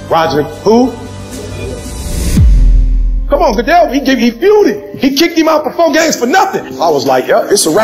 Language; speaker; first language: English; native; English